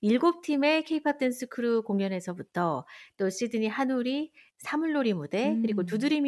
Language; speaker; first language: Korean; native; Korean